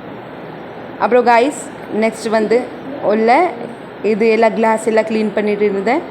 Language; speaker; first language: Tamil; non-native, local second language; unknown